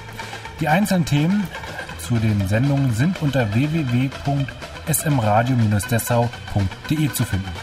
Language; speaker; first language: German; native; German